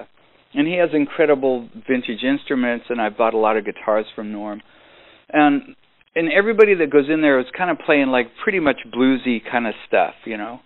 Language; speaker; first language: English; native; English